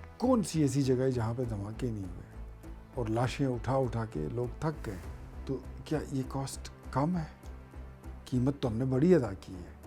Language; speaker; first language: Urdu; non-native, local second language; Pashto